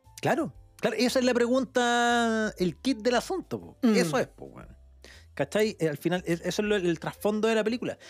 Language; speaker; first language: Spanish; native; Spanish